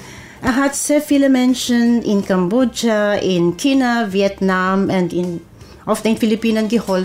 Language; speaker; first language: German; non-native, fluent; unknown